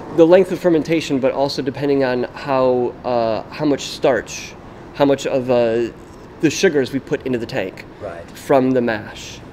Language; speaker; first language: English; native; English